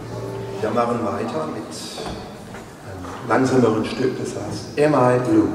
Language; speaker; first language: German; non-native, learner; French